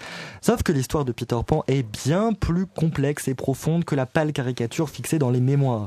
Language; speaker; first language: French; native; French